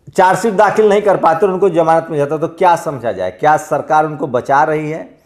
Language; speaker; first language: Hindi; native; Hindi